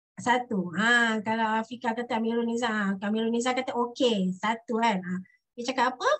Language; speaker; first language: Malay; native; Malay